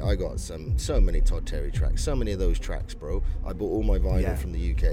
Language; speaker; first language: English; native; English